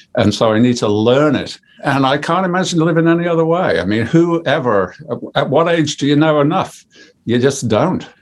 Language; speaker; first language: English; native; English